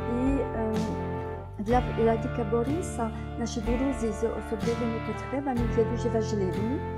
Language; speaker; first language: Ukrainian; non-native, fluent; French